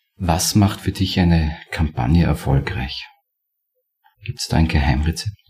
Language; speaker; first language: German; native; German